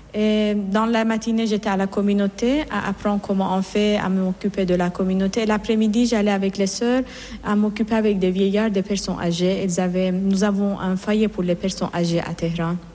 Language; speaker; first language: French; non-native, fluent; Persian